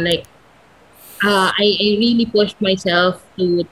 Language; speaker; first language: English; non-native, local second language; Filipino